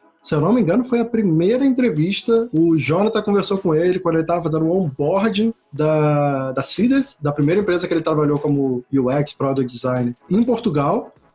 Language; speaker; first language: Portuguese; native; Portuguese